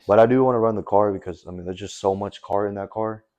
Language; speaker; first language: English; native; English